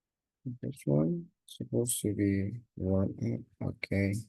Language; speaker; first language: English; non-native, local second language; Indonesian